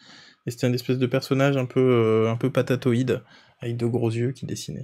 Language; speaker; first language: French; native; French